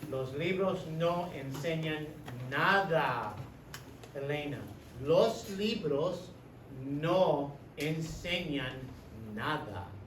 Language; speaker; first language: Spanish; non-native, fluent; English